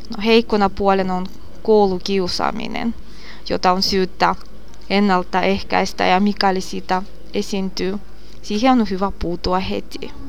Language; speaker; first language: Finnish; non-native, fluent; Russian